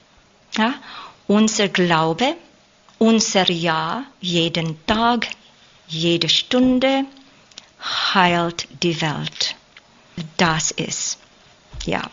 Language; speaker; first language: German; non-native, learner; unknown